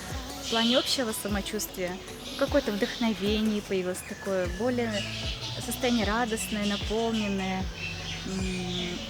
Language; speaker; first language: Russian; native; Russian